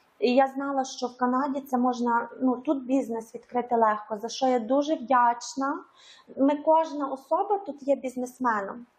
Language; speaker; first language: Ukrainian; native; Ukrainian